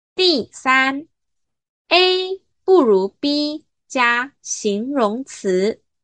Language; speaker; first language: Chinese; native; Chinese